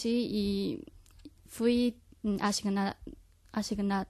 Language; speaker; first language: Spanish; non-native, learner; Chinese